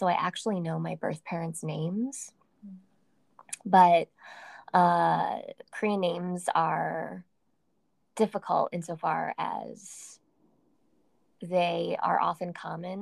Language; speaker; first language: English; native; English